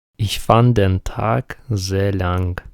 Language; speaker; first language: German; non-native, fluent; Ukrainian